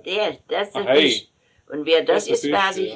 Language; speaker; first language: German; native; German